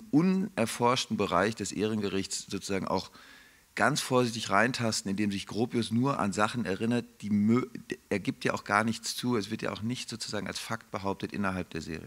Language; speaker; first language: German; native; German